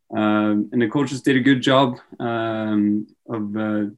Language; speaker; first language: English; non-native, fluent; Norwegian